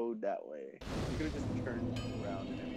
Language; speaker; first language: English; native; English